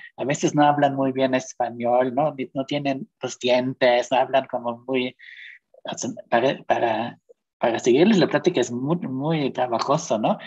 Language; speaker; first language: Spanish; non-native, fluent; German